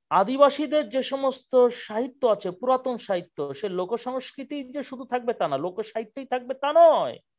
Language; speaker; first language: Bangla; native; Bangla